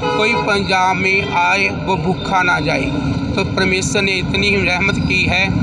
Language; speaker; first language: Hindi; non-native, local second language; Punjabi